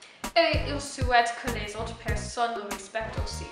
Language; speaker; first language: French; non-native, learner; English